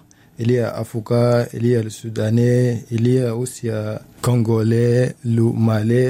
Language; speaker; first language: French; non-native, learner; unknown